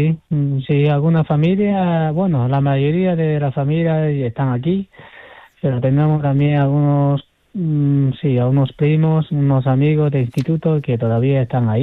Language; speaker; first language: Spanish; non-native, fluent; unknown